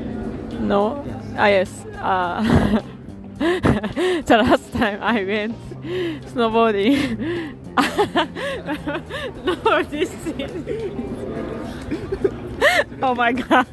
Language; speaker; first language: English; non-native, learner; Japanese